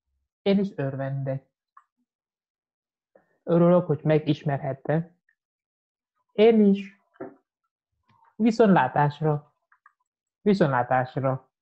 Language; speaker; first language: Hungarian; non-native, fluent; Indonesian